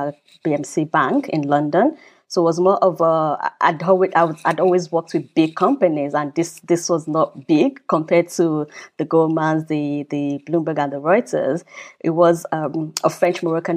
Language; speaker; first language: English; non-native, local second language; Yoruba